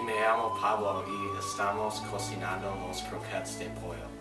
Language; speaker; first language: Spanish; non-native, learner; English